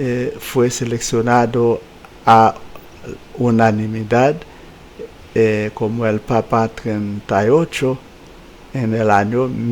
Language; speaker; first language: Spanish; non-native, fluent; Haitian Creole